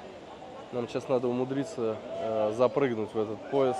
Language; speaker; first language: Russian; native; Russian